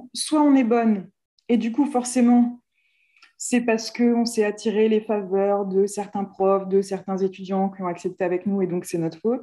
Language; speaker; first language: French; native; French